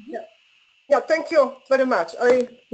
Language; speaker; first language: English; non-native, learner; Polish